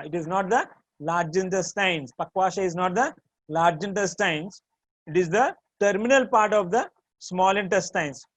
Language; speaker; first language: English; non-native, local second language; Tamil